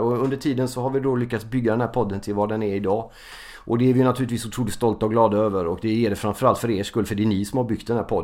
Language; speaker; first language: Swedish; native; Swedish